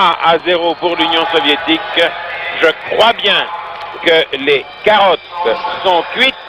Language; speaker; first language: French; native; French